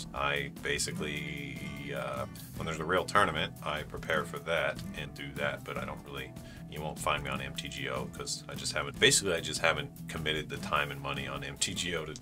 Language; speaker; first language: English; native; English